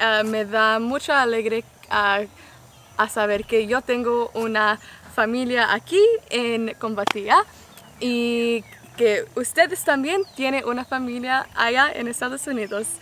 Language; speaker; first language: Spanish; non-native, learner; English